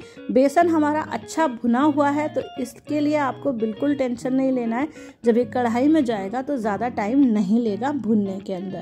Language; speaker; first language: Hindi; native; Hindi